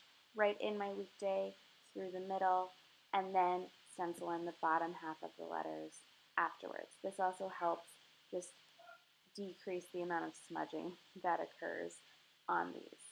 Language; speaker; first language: English; native; English